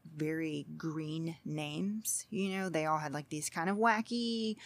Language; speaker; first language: English; native; English